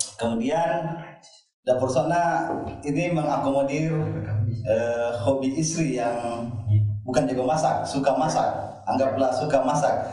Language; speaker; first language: Indonesian; native; Indonesian